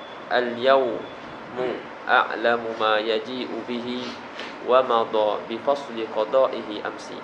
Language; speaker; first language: Arabic; non-native, fluent; Malay